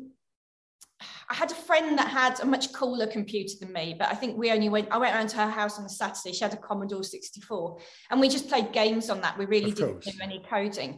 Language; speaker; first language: English; native; English